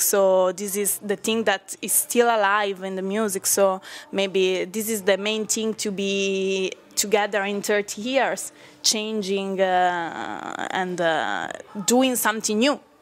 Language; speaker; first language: English; non-native, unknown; Italian